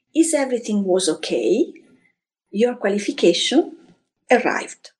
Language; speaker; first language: English; non-native, fluent; Italian